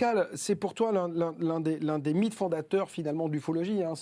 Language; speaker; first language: French; native; French